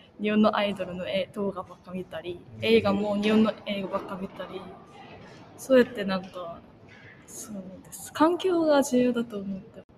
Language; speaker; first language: Japanese; non-native, fluent; Korean